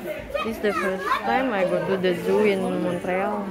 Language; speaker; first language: English; non-native, learner; Indonesian